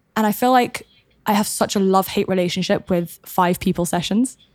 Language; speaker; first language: English; native; English